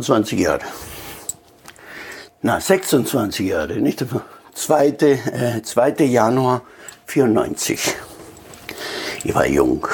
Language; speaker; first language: German; non-native, fluent; Italian